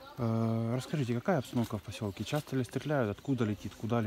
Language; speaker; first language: Russian; native; Russian